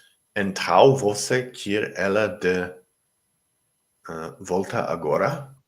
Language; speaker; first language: Portuguese; non-native, learner; English